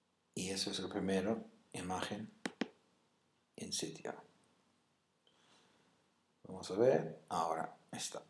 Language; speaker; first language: Spanish; non-native, fluent; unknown